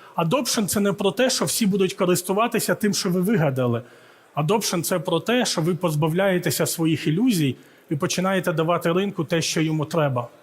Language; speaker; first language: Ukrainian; early bilingual, heritage; Ukrainian